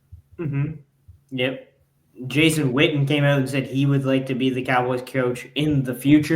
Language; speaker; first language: English; native; English